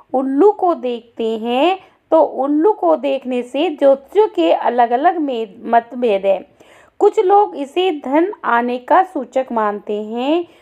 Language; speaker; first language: Hindi; native; Hindi